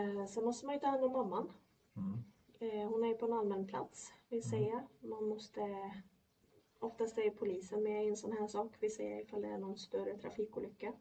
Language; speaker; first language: Swedish; early bilingual, other home language; Polish